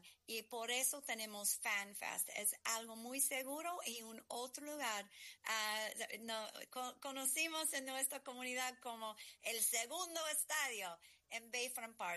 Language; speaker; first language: Spanish; non-native, fluent; English